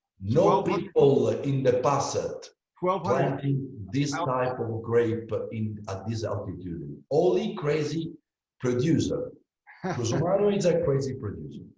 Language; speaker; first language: English; non-native, learner; Italian